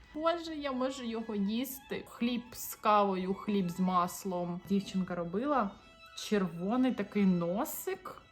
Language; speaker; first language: Ukrainian; non-native, local second language; Russian